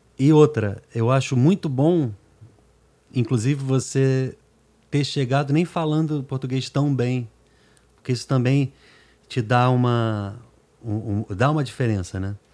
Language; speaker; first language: Portuguese; native; Portuguese